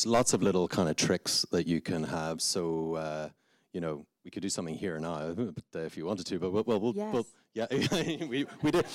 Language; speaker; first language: English; native; English